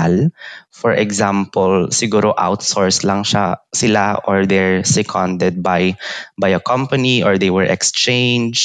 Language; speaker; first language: English; non-native, local second language; Iloko